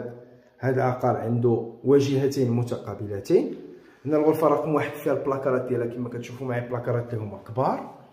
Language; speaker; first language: Arabic; native; Arabic